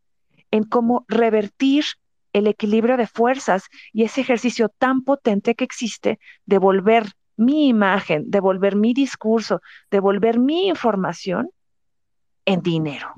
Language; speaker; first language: Spanish; native; Spanish